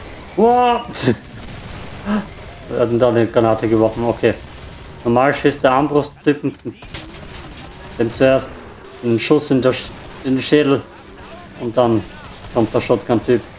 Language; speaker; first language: German; native; German